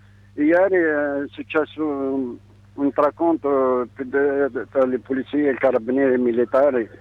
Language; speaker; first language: Italian; non-native, learner; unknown